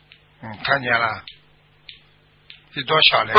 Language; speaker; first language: Chinese; native; Chinese